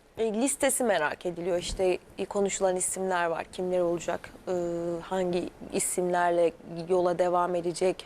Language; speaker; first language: Turkish; native; Turkish